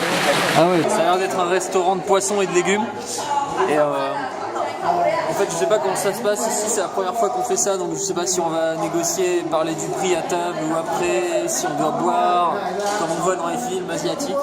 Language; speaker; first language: French; native; French